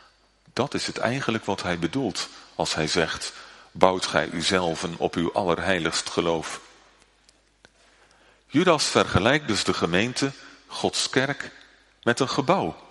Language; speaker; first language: Dutch; native; Dutch